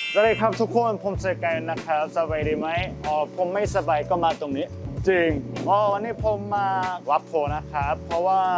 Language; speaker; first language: Thai; non-native, learner; Korean